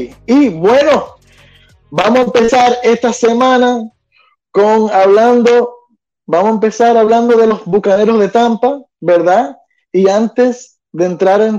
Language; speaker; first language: Spanish; early bilingual, other home language; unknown